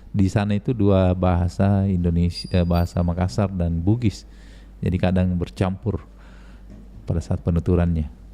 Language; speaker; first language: Indonesian; native; Indonesian